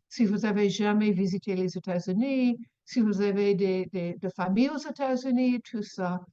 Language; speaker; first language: French; non-native, learner; English